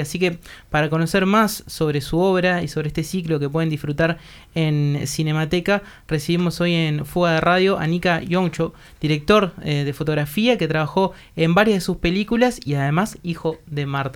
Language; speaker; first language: Spanish; native; Spanish